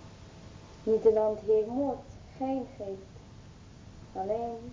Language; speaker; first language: Dutch; non-native, learner; Arabic